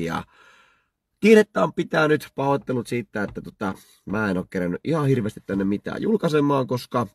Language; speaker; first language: Finnish; native; Finnish